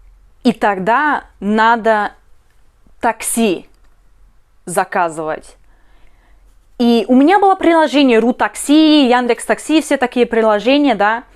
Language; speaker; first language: Russian; non-native, learner; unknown